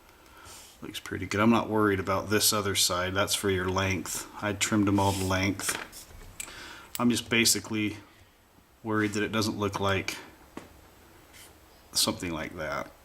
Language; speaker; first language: English; native; English